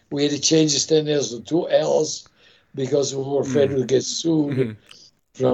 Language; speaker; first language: English; non-native, fluent; Italian